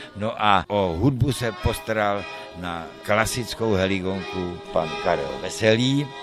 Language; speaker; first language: Czech; native; Czech